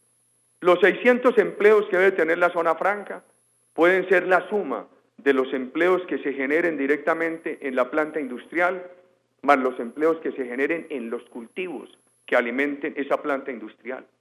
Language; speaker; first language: Spanish; native; Spanish